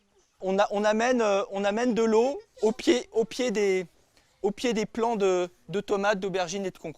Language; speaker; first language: French; native; French